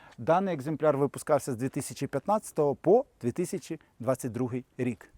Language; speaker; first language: Ukrainian; non-native, local second language; Russian